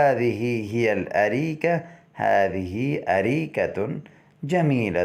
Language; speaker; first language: Arabic; non-native, fluent; Urdu